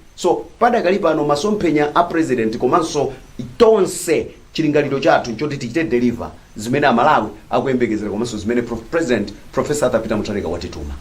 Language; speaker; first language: Nyanja; native; Nyanja